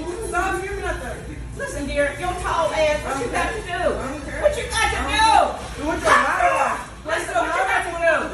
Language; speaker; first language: English; native; English